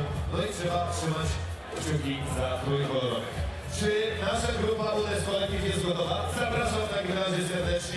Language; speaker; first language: Polish; native; Polish